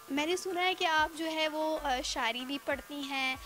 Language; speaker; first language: Urdu; native; Urdu